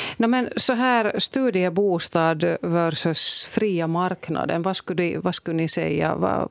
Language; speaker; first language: Swedish; native; Swedish